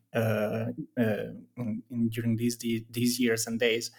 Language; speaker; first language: English; non-native, fluent; Hungarian